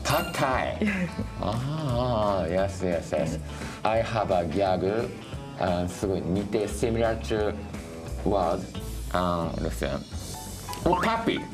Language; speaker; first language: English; non-native, learner; Japanese